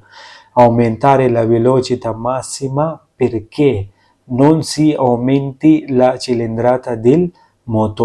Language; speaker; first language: Italian; non-native, learner; Urdu